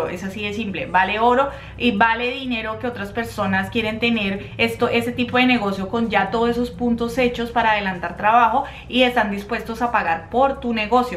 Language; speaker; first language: Spanish; native; Spanish